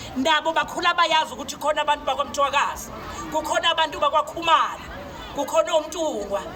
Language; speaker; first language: Zulu; native; Zulu